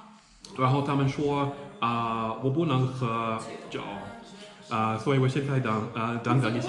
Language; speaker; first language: Chinese; non-native, learner; English